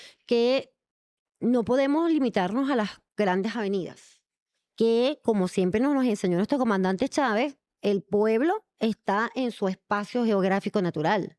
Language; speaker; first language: Spanish; native; Spanish